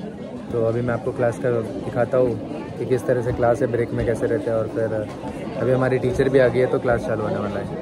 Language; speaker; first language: Hindi; native; Hindi